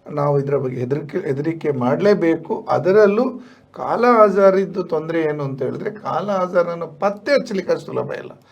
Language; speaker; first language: Kannada; native; Kannada